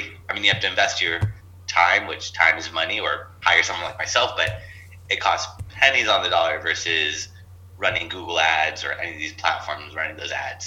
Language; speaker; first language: English; native; English